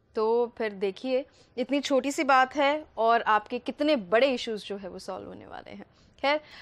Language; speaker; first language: Hindi; native; Hindi